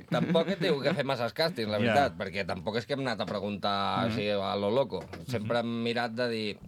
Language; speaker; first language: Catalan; non-native, local second language; Spanish